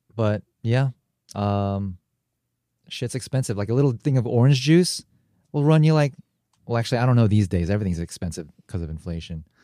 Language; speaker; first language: English; early bilingual, other home language; Korean